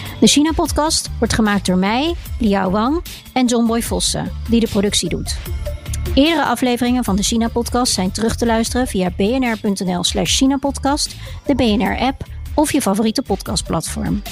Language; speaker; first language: Dutch; native; Dutch